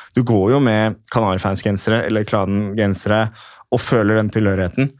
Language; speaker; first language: Norwegian; native; Norwegian